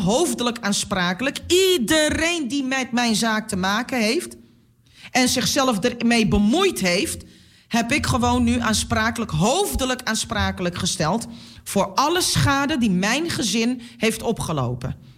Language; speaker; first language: Dutch; native; Dutch